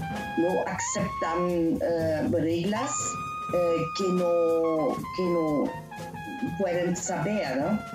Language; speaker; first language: Spanish; non-native, learner; German